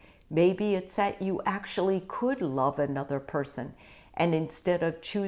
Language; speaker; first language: English; native; English